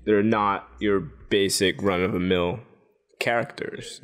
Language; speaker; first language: English; native; English